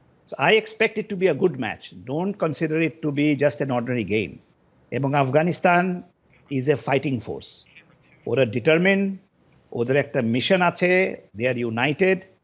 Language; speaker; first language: English; non-native, local second language; Bangla